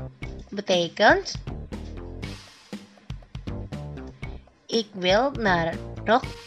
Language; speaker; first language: Dutch; non-native, fluent; Indonesian